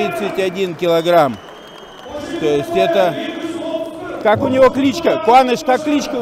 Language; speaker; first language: Russian; native; Russian